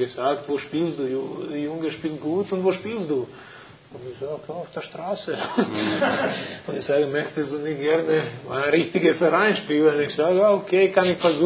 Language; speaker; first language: German; non-native, fluent; Croatian